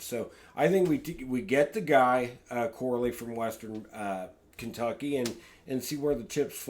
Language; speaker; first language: English; native; English